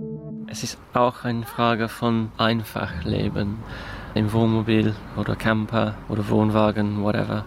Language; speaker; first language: German; non-native, fluent; English